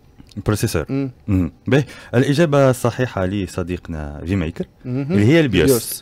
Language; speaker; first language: Arabic; native; Arabic